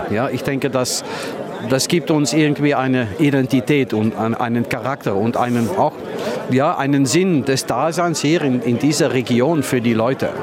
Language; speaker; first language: German; non-native, fluent; Dutch